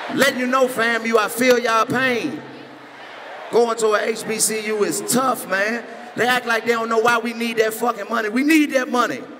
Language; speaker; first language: English; native; English